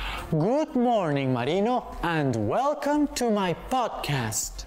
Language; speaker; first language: English; non-native, learner; Spanish